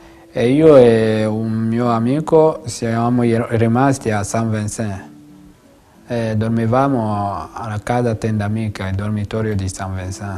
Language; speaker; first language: Italian; non-native, fluent; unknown